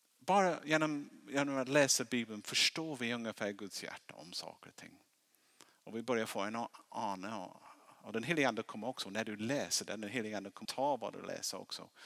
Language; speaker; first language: Swedish; non-native, fluent; English